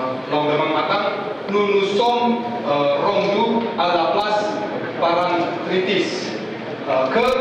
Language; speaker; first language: French; non-native, learner; Indonesian